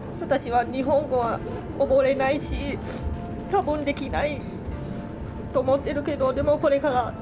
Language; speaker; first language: Japanese; non-native, learner; Thai